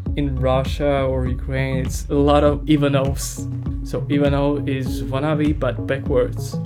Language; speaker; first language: English; non-native, fluent; Ukrainian